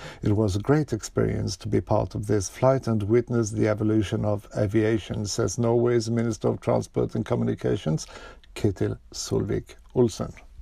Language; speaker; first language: English; non-native, fluent; Norwegian